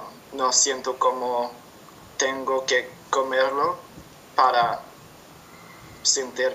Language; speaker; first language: Spanish; non-native, learner; English